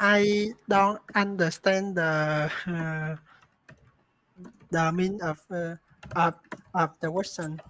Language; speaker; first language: English; non-native, learner; Vietnamese